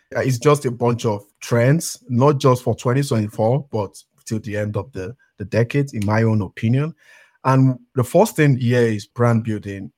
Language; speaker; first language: English; non-native, local second language; Yoruba